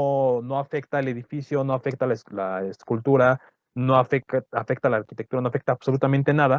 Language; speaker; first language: Spanish; native; Spanish